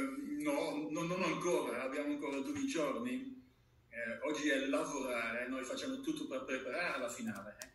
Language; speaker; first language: Italian; non-native, learner; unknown